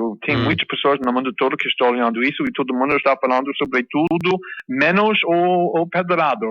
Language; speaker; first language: Portuguese; non-native, fluent; English